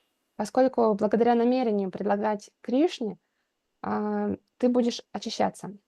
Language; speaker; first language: Russian; non-native, fluent; English